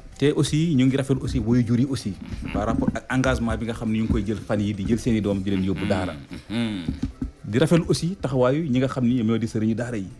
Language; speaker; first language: Wolof; non-native, local second language; Fula